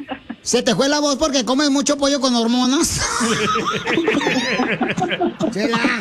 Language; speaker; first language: Spanish; native; Spanish